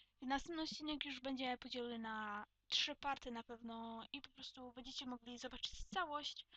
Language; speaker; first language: Polish; native; Polish